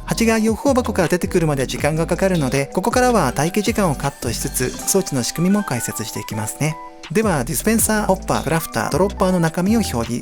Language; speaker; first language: Japanese; native; Japanese